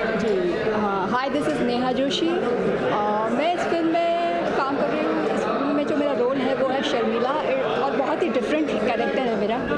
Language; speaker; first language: Hindi; native; Hindi